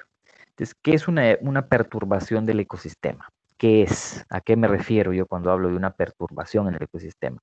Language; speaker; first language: Spanish; native; Spanish